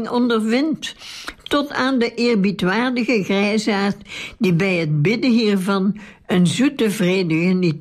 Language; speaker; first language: Dutch; native; Dutch